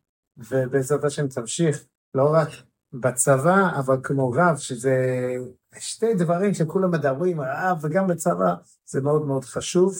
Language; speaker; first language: Hebrew; non-native, fluent; English